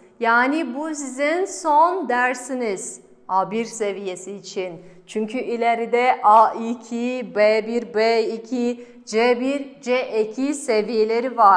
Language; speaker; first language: Turkish; non-native, fluent; Kazakh